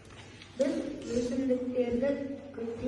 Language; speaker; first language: Kazakh; native; Kazakh